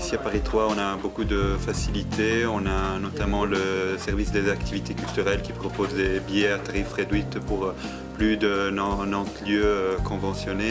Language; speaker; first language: French; non-native, fluent; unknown